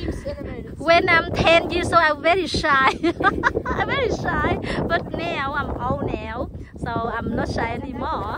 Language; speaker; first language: English; non-native, local second language; Vietnamese